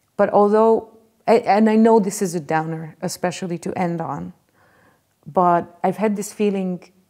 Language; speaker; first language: English; non-native, fluent; Hungarian